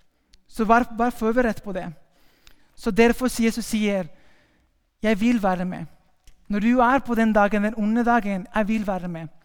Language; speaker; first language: Norwegian; non-native, fluent; Spanish